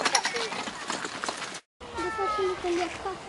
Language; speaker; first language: Swedish; early bilingual, other home language; Achinese